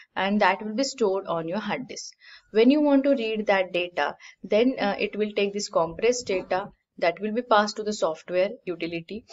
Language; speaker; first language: English; non-native, local second language; Marathi